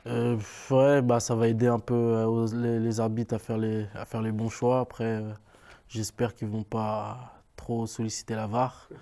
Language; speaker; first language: French; native; French